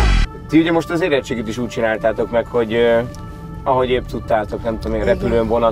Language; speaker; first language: Hungarian; native; Hungarian